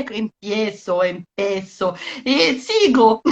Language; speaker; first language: Spanish; non-native, learner; Portuguese